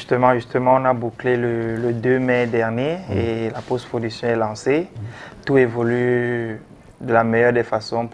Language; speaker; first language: French; native; French